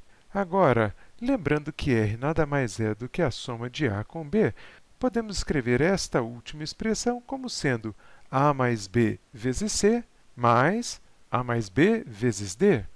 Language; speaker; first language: Portuguese; native; Portuguese